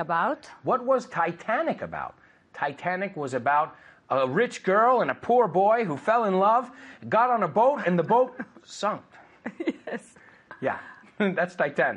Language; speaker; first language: English; non-native, fluent; Spanish